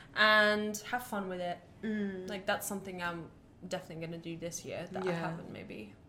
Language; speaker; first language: English; non-native, fluent; Latvian